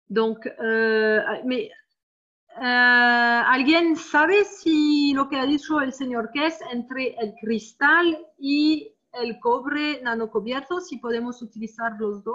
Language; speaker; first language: Spanish; non-native, learner; French